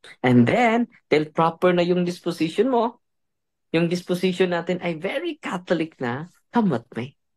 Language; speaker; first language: Filipino; non-native, local second language; Cebuano